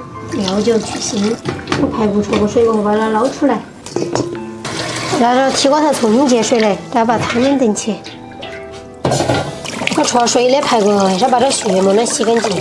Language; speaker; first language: Chinese; native; Chinese